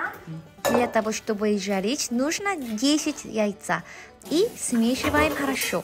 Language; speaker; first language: Russian; non-native, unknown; Korean